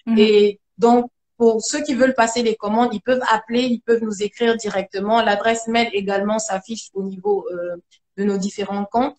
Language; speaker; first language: French; non-native, local second language; Mandingo